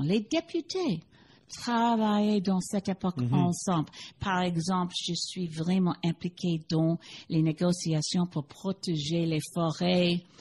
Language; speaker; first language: French; non-native, learner; English